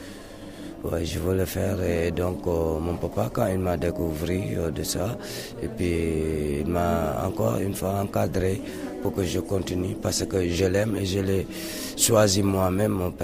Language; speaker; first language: French; non-native, local second language; Mandingo